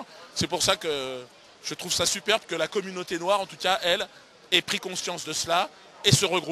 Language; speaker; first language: French; native; French